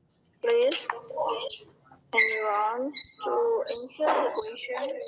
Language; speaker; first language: English; non-native, fluent; Indonesian